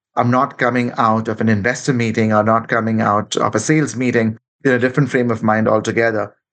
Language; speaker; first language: English; non-native, local second language; Bangla